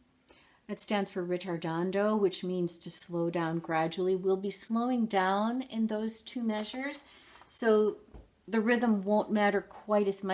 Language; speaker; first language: English; native; English